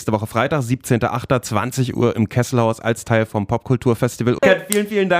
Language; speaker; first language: German; native; German